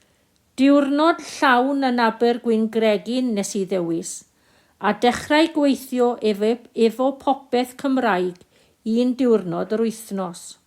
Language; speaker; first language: Welsh; non-native, local second language; English